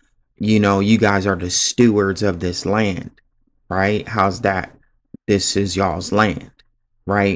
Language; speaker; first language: English; native; English